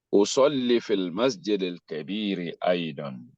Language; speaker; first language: Arabic; non-native, fluent; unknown